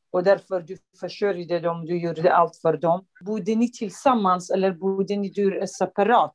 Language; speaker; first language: Swedish; non-native, fluent; Kurdish